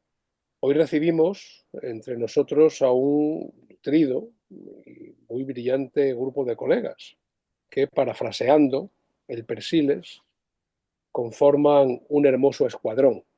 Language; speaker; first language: Spanish; native; Spanish